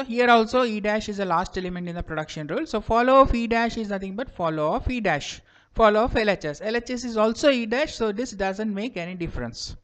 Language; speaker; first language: English; non-native, local second language; Kannada